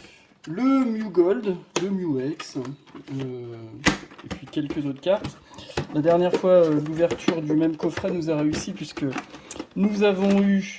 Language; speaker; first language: French; native; French